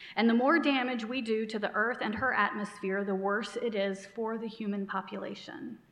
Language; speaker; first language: English; native; English